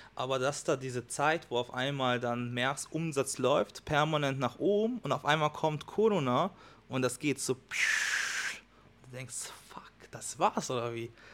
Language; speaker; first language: German; non-native, fluent; Hungarian